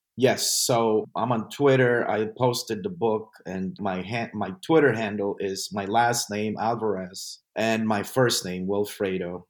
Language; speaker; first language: English; non-native, fluent; Spanish